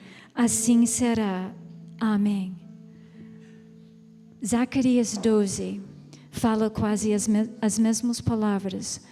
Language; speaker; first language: Portuguese; non-native, fluent; English